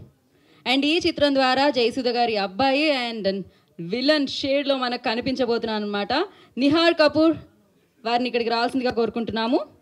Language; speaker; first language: Telugu; native; Telugu